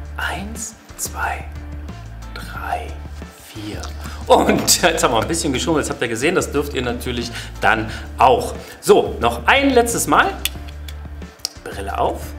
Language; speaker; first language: German; native; German